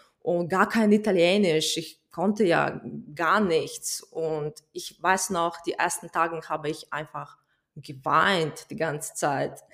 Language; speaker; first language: German; non-native, fluent; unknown